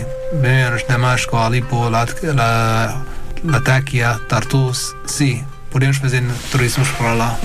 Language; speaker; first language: Portuguese; non-native, learner; Arabic